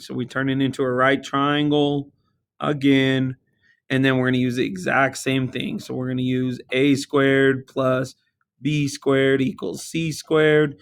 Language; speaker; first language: English; native; English